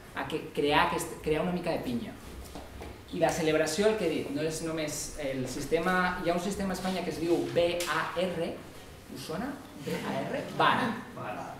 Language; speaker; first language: Catalan; non-native, local second language; Spanish